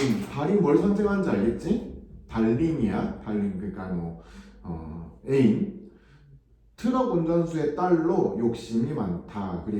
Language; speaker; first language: Korean; native; Korean